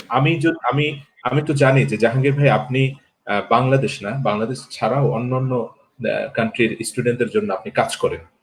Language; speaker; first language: Bangla; native; Bangla